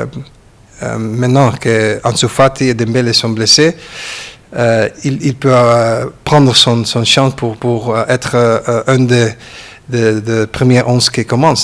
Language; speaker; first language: French; non-native, learner; Dutch